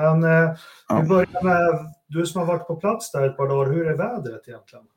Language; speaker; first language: Swedish; native; Swedish